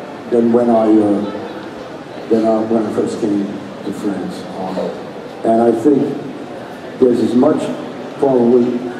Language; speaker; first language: English; native; English